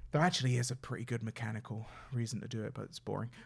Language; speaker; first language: English; native; English